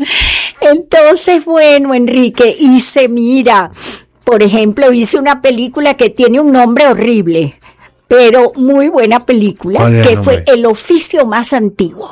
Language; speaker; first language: Spanish; native; Spanish